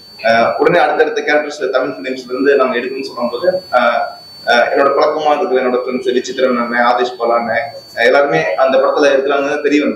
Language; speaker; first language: Tamil; native; Tamil